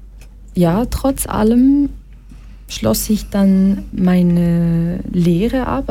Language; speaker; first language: German; early bilingual, other home language; Portuguese